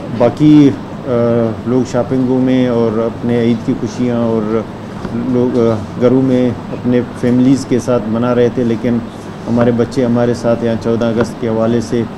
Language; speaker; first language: Urdu; non-native, local second language; Baluchi